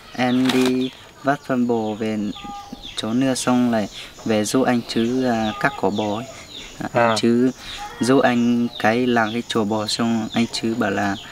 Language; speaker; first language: Vietnamese; non-native, local second language; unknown